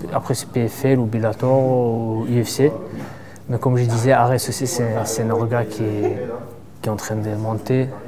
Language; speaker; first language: French; non-native, fluent; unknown